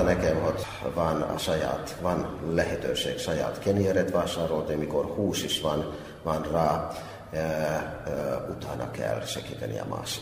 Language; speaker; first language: Hungarian; non-native, fluent; Finnish